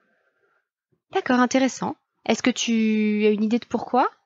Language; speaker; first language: French; native; French